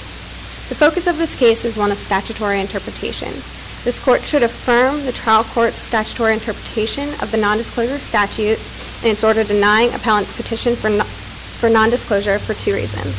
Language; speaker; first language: English; native; English